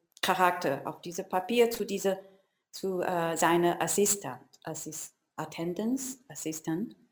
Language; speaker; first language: German; non-native, learner; Chinese